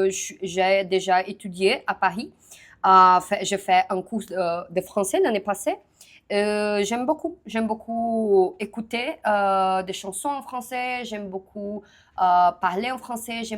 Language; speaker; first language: French; non-native, learner; Portuguese